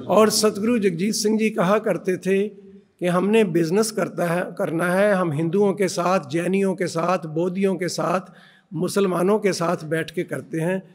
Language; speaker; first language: Hindi; non-native, local second language; Punjabi